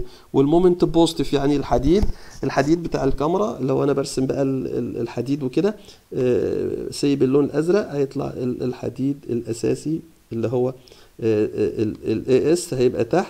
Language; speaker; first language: Arabic; native; Arabic